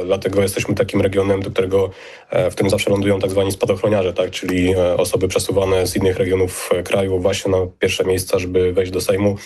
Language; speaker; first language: Polish; native; Polish